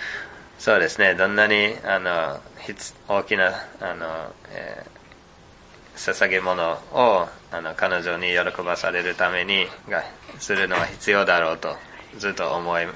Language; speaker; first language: Japanese; non-native, fluent; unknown